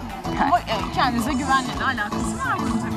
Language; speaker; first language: Turkish; native; Turkish